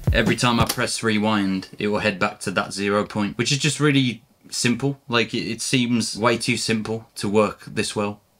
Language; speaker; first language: English; native; English